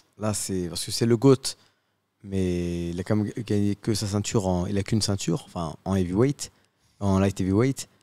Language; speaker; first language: French; native; French